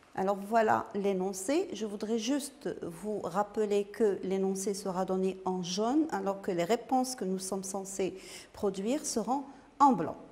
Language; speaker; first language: French; non-native, local second language; Arabic